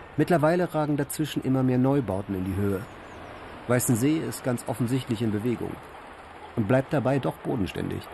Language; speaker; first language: German; native; German